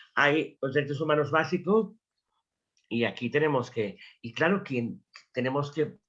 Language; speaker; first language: Spanish; native; Spanish